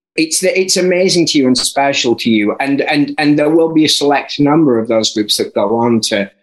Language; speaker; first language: English; native; English